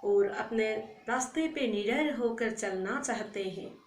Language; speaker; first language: Hindi; non-native, local second language; Assamese